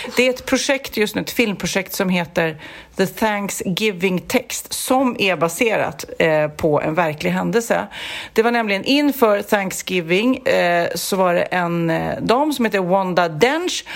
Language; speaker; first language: Swedish; native; Swedish